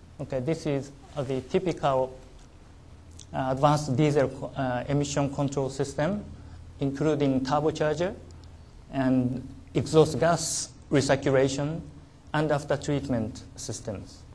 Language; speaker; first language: English; non-native, learner; Japanese